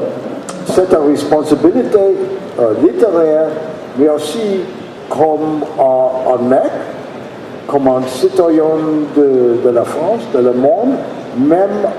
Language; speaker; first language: French; non-native, learner; English